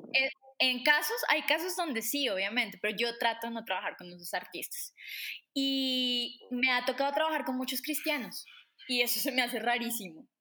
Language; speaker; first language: Spanish; native; Spanish